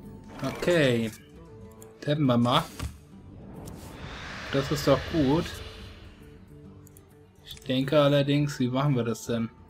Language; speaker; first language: German; native; German